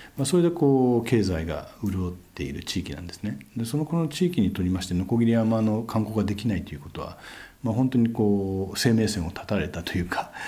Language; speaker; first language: Japanese; native; Japanese